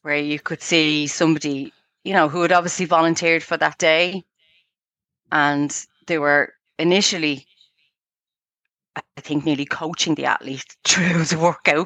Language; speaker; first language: English; native; English